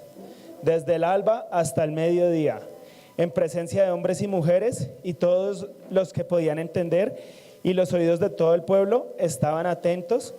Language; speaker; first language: Spanish; native; Spanish